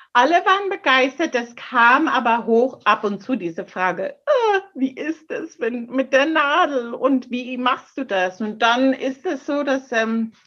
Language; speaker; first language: German; non-native, fluent; English